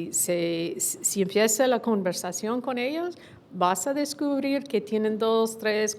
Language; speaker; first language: Spanish; non-native, fluent; English